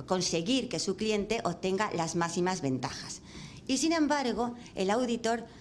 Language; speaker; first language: Spanish; native; Spanish